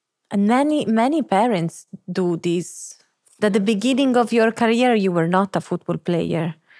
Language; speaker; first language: English; non-native, fluent; Italian